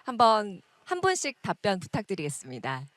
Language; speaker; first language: Korean; native; Korean